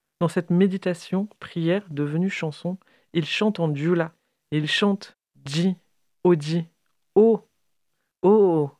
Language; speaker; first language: French; native; French